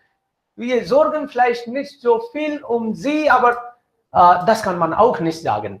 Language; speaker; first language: German; non-native, fluent; Hindi